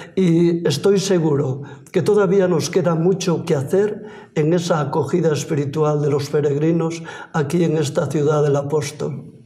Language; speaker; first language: Spanish; native; Spanish